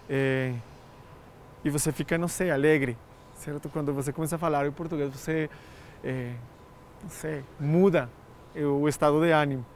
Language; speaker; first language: Portuguese; non-native, fluent; Spanish